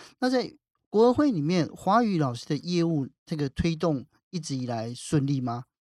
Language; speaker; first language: Chinese; native; Chinese